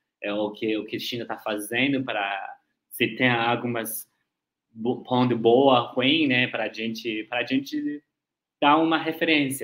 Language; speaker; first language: Portuguese; non-native, learner; Chinese